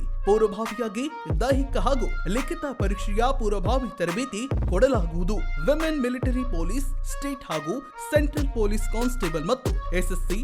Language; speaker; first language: Kannada; native; Kannada